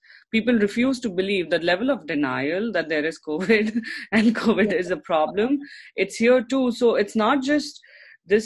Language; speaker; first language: English; non-native, local second language; Hindi